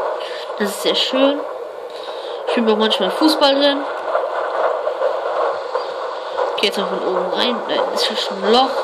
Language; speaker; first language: German; native; German